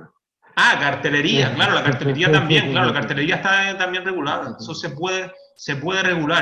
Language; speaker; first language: Spanish; native; Spanish